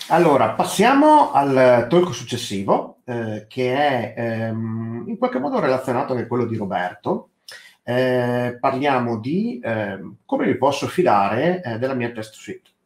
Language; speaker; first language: Italian; native; Italian